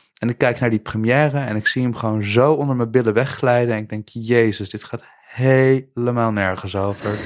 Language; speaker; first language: Dutch; native; Dutch